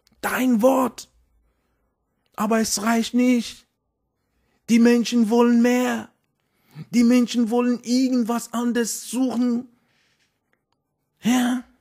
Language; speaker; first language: German; non-native, fluent; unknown